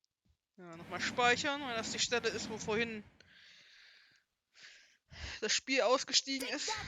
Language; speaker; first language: German; native; German